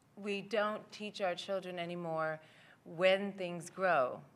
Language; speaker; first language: English; native; English